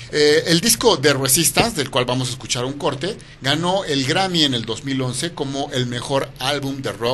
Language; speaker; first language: Spanish; native; Spanish